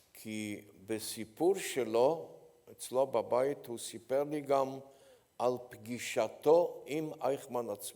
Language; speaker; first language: Hebrew; non-native, fluent; Polish